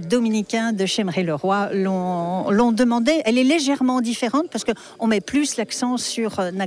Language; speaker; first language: French; native; French